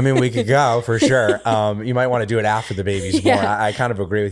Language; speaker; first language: English; native; English